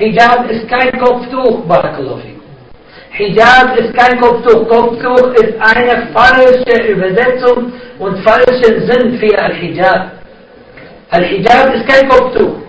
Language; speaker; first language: German; non-native, fluent; Arabic